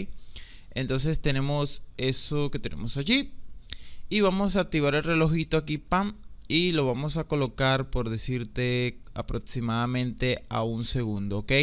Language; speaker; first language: Spanish; native; Spanish